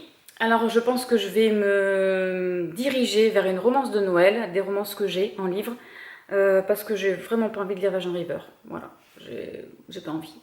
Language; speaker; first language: French; native; French